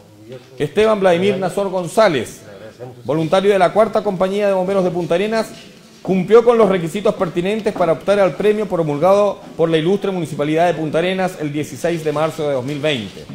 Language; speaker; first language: Spanish; native; Spanish